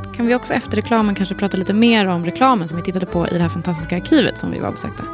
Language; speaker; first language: Swedish; native; Swedish